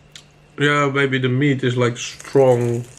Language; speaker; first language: English; non-native, fluent; Dutch